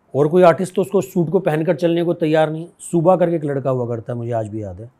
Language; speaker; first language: Hindi; native; Hindi